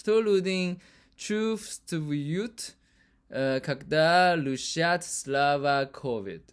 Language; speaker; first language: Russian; non-native, learner; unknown